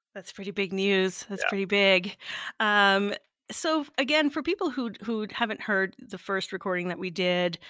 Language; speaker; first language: English; native; English